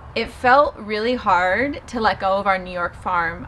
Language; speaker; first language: English; native; English